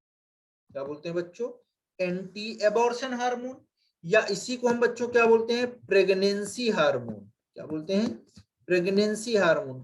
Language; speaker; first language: Hindi; native; Hindi